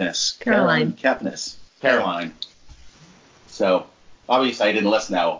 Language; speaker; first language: English; native; English